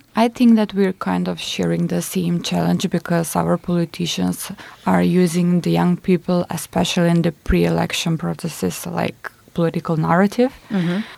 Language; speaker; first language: English; non-native, fluent; Macedonian